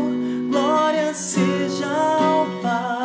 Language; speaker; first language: Portuguese; native; Portuguese